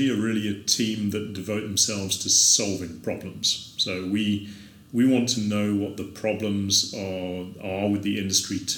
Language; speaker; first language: English; native; English